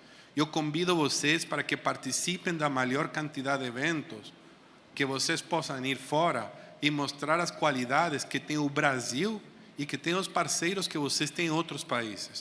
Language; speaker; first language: Portuguese; non-native, fluent; Spanish